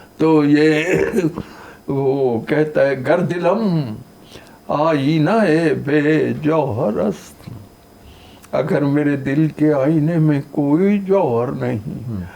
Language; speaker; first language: Urdu; non-native, local second language; Punjabi